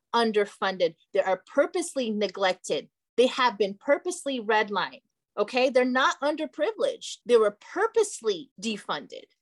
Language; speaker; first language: English; early bilingual, other home language; Portuguese